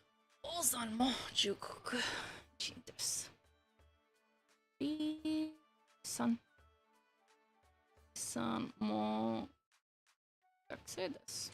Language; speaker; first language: Japanese; non-native, learner; English